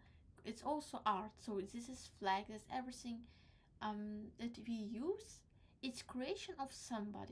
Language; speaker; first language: English; non-native, learner; Crimean Tatar